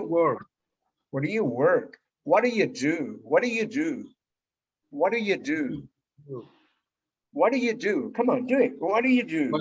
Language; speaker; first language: English; non-native, fluent; Spanish